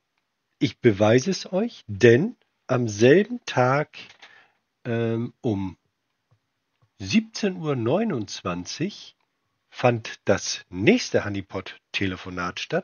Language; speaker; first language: German; native; German